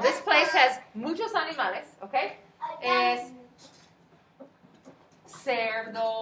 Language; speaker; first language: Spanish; non-native, fluent; English